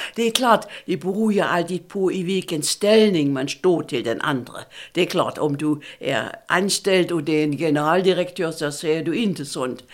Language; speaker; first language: Swedish; non-native, fluent; German